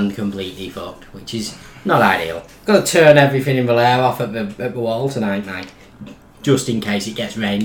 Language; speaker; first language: English; native; English